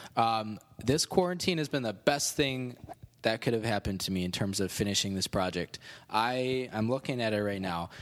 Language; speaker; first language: English; native; English